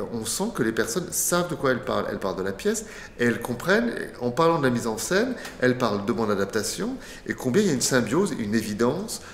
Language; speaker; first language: French; non-native, fluent; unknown